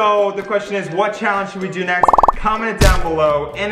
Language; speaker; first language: English; native; English